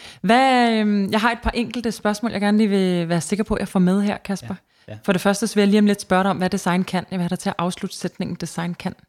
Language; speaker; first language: Danish; native; Danish